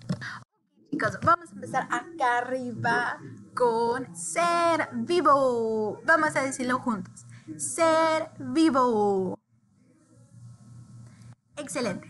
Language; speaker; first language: Spanish; early bilingual, heritage; English